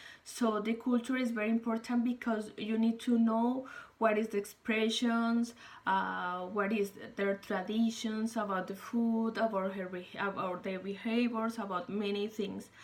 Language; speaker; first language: English; non-native, learner; Spanish